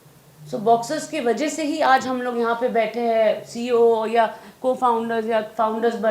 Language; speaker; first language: Hindi; native; Hindi